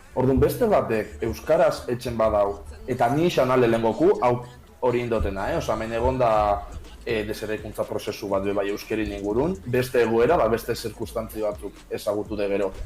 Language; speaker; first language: Basque; native; Basque